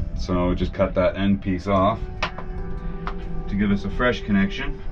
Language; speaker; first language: English; native; English